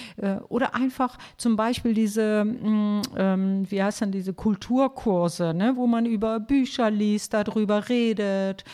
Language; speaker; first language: German; non-native, fluent; Turkish